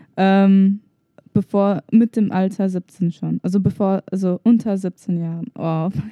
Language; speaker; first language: German; native; German